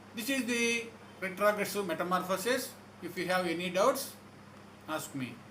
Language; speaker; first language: English; non-native, local second language; Telugu